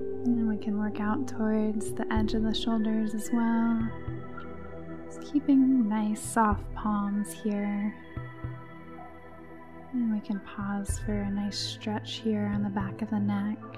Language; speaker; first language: English; native; English